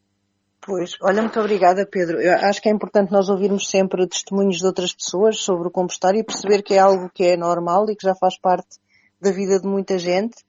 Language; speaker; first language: Portuguese; native; Portuguese